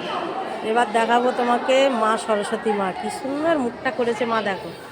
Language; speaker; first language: Bangla; native; Bangla